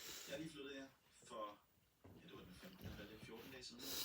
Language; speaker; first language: Danish; native; Danish